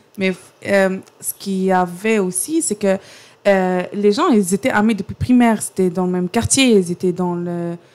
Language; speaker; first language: French; non-native, fluent; Arabic